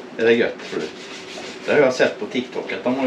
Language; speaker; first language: Swedish; native; Swedish